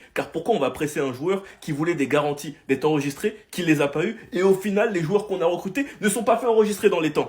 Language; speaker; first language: French; native; French